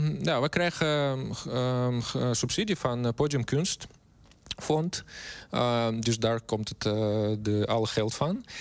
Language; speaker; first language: Dutch; non-native, learner; Russian